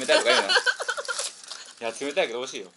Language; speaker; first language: Japanese; native; Japanese